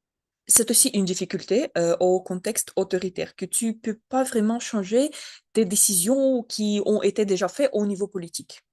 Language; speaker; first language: French; non-native, learner; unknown